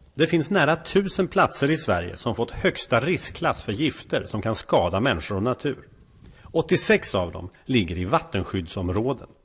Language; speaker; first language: Swedish; native; Swedish